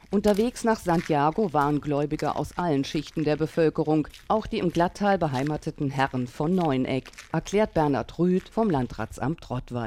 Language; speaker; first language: German; native; German